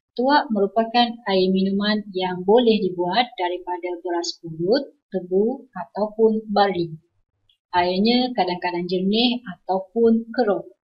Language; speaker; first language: Malay; non-native, local second language; Iban